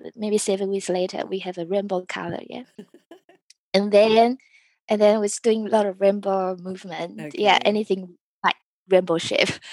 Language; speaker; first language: English; early bilingual, other home language; Chinese